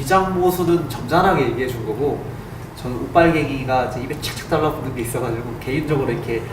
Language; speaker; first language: Korean; native; Korean